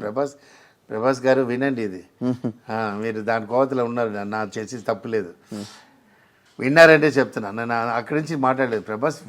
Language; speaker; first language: Telugu; non-native, local second language; Tamil